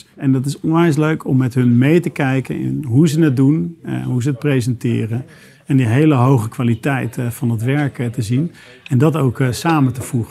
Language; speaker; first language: Dutch; native; Dutch